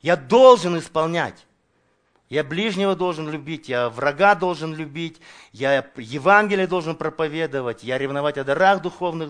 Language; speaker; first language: Russian; native; Russian